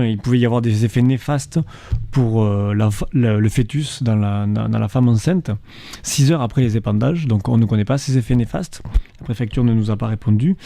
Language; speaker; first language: French; native; French